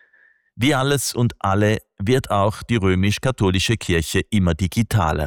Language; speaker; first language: German; native; German